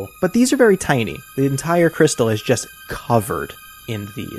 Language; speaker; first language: English; native; English